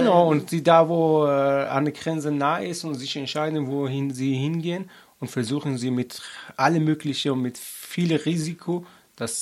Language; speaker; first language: German; non-native, learner; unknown